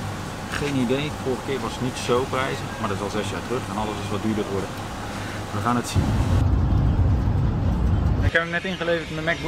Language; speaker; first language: Dutch; native; Dutch